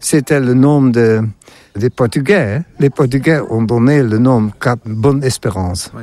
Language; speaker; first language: French; non-native, fluent; Dutch